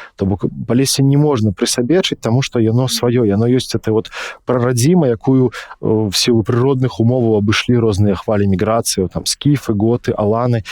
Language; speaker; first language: Belarusian; non-native, local second language; Russian